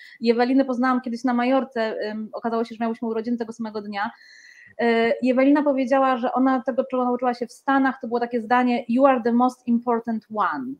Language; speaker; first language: Polish; native; Polish